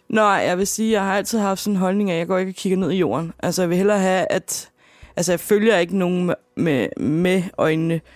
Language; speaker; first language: Danish; native; Danish